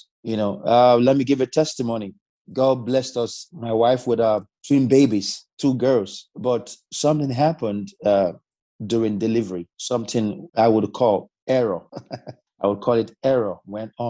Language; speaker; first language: English; non-native, local second language; Igbo